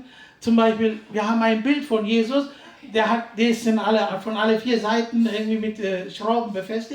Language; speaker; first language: German; non-native, fluent; Tamil